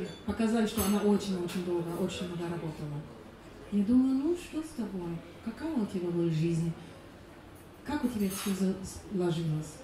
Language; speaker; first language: Russian; non-native, learner; German